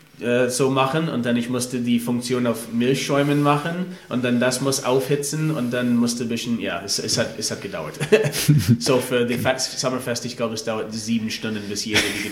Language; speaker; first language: German; non-native, fluent; English